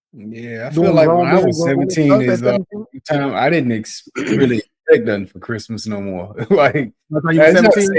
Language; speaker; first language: English; native; English